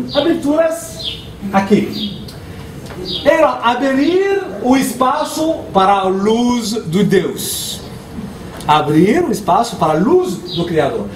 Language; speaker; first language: Portuguese; non-native, fluent; Arabic